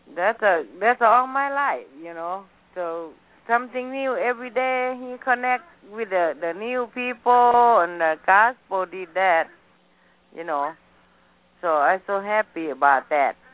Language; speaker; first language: English; non-native, learner; Thai